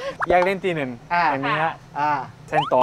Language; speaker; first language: Thai; non-native, learner; Japanese